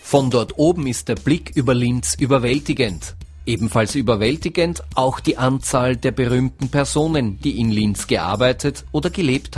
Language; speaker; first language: German; native; German